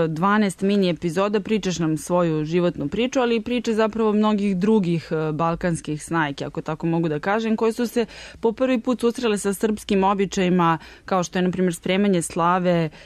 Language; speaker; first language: Serbian; native; Serbian